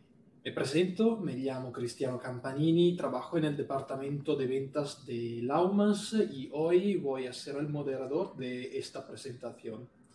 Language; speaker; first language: Spanish; non-native, fluent; Italian